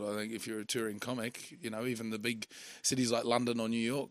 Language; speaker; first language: English; native; English